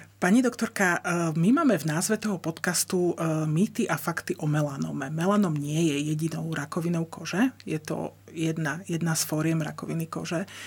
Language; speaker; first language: Slovak; native; Slovak